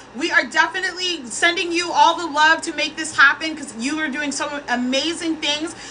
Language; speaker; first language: English; native; English